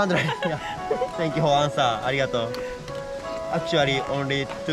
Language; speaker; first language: English; non-native, learner; Japanese